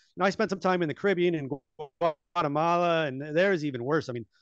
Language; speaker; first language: English; native; English